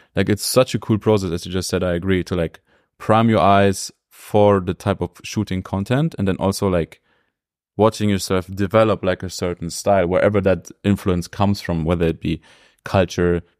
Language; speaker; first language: English; non-native, fluent; German